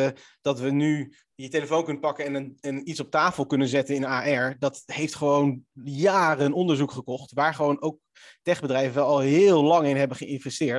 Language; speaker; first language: Dutch; native; Dutch